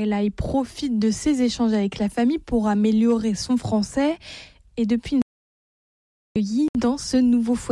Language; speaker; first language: French; native; French